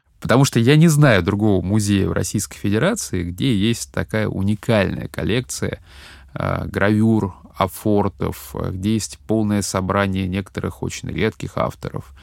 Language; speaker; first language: Russian; native; Russian